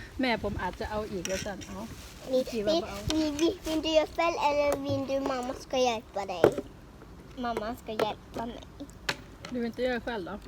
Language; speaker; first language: Swedish; non-native, learner; Thai